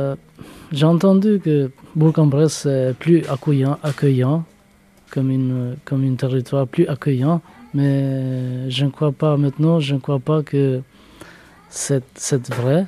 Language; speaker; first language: French; non-native, learner; Albanian